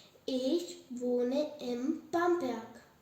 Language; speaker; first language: German; non-native, learner; Hindi